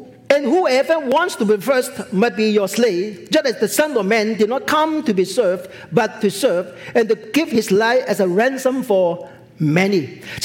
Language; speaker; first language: English; non-native, learner; Chinese